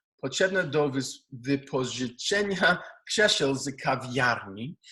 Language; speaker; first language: Polish; non-native, learner; Hebrew